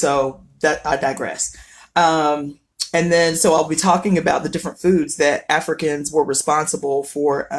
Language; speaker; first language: English; native; English